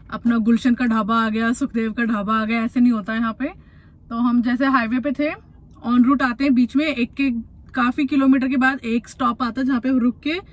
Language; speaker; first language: Hindi; native; Hindi